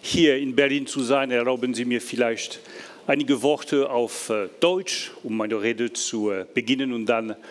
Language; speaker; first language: German; non-native, fluent; French